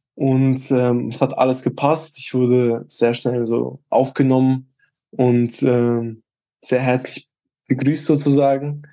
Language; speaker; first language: German; early bilingual, other home language; Albanian